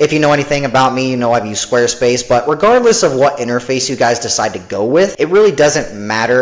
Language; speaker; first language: English; native; English